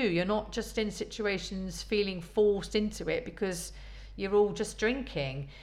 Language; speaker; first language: English; native; English